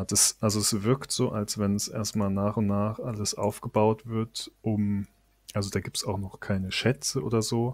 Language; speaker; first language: German; native; German